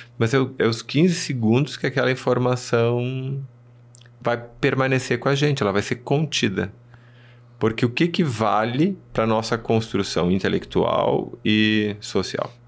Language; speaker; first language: Portuguese; early bilingual, other home language; Spanish